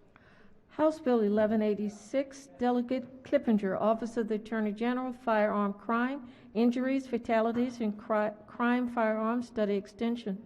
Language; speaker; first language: English; native; English